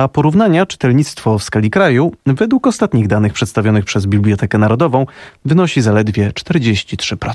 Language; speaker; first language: Polish; native; Polish